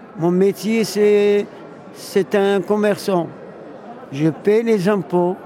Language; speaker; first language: French; non-native, local second language; Arabic